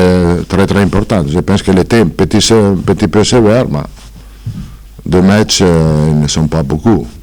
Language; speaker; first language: French; non-native, fluent; Italian